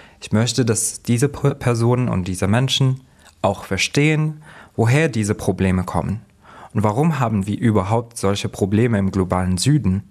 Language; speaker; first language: German; non-native, fluent; Arabic